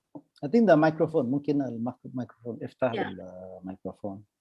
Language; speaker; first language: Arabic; non-native, fluent; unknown